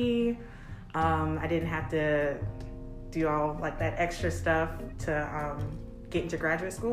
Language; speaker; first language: English; native; English